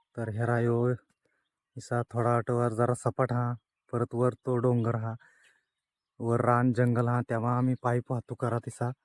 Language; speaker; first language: Marathi; non-native, local second language; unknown